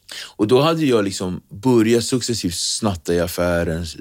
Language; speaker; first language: Swedish; early bilingual, other home language; Kabuverdianu